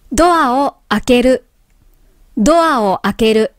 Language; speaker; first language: Japanese; native; Japanese